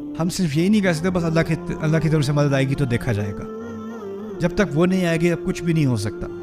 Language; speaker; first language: Urdu; early bilingual, heritage; Urdu